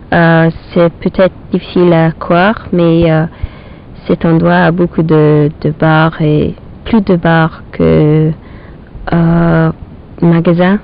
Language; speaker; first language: French; non-native, learner; English